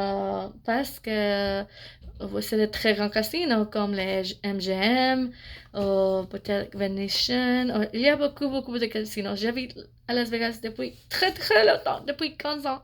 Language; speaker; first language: French; non-native, fluent; English